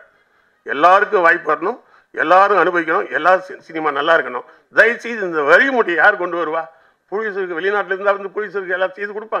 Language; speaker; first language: Tamil; native; Tamil